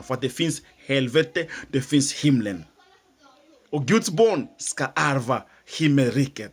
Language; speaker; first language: Swedish; non-native, fluent; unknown